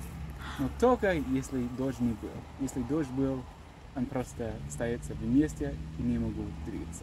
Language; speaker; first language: Russian; non-native, learner; English